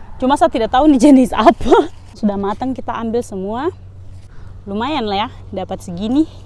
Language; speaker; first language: Indonesian; native; Indonesian